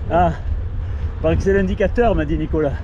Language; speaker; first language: French; native; French